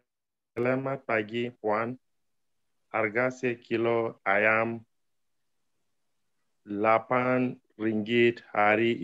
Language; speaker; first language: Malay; non-native, learner; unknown